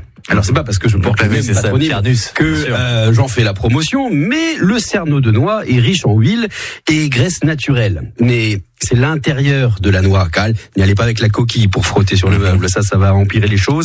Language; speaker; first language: French; native; French